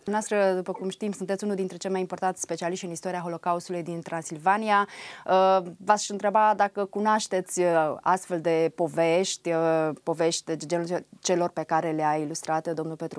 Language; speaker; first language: Romanian; native; Romanian